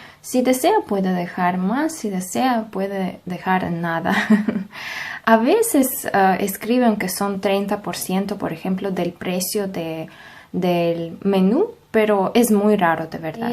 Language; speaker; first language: Spanish; non-native, fluent; Russian